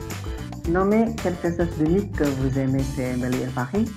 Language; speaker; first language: French; non-native, fluent; Indonesian